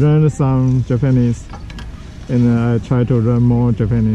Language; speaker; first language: English; non-native, learner; Chinese